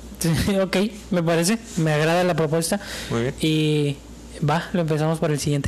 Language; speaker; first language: Spanish; native; Spanish